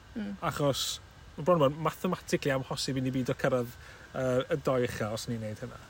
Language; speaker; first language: Welsh; native; Welsh